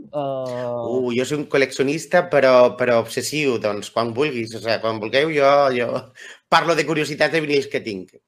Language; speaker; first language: Catalan; non-native, local second language; Spanish